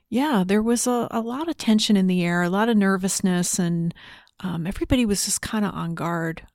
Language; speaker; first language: English; native; English